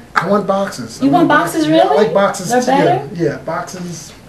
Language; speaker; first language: English; native; English